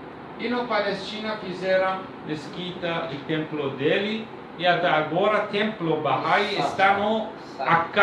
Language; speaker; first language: Portuguese; non-native, learner; Persian